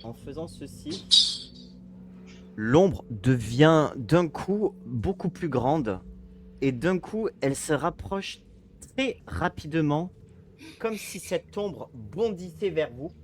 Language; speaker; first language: French; native; French